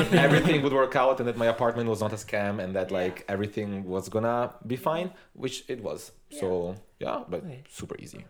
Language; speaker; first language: English; non-native, fluent; Italian